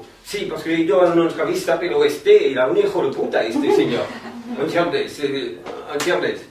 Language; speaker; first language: Spanish; non-native, fluent; French